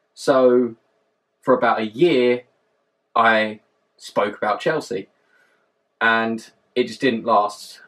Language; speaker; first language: English; native; English